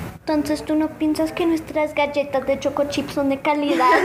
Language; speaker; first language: Spanish; early bilingual, heritage; Spanish